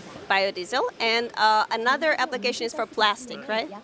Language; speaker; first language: English; non-native, fluent; Korean